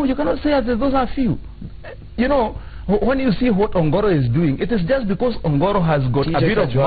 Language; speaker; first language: English; non-native, local second language; Kikuyu